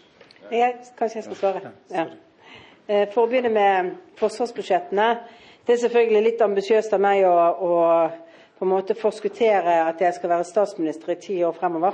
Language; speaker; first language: Norwegian; native; Norwegian